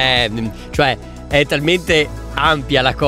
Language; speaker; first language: Italian; native; Italian